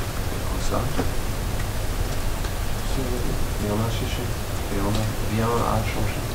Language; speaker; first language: French; non-native, learner; German